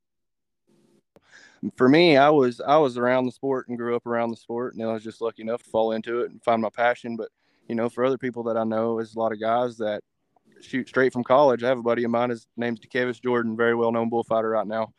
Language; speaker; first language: English; native; English